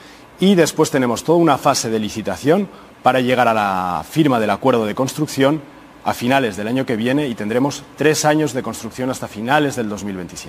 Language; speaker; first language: Spanish; native; Spanish